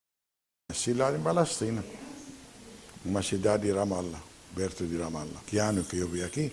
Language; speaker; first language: Portuguese; non-native, fluent; Arabic